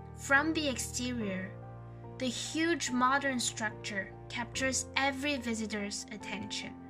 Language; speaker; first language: English; non-native, fluent; French